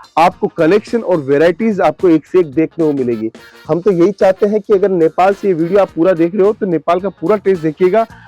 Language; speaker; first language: Hindi; native; Hindi